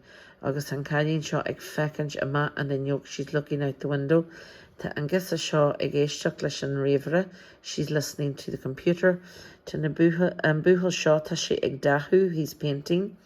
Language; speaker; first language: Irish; non-native, local second language; English